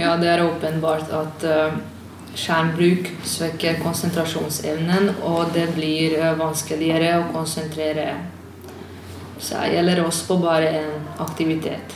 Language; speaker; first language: Norwegian; non-native, fluent; Hungarian